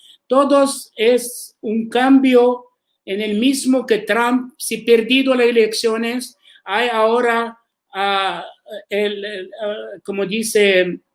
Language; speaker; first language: Spanish; non-native, learner; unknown